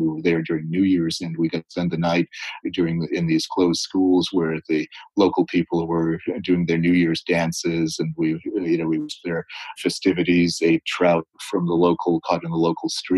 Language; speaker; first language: English; native; English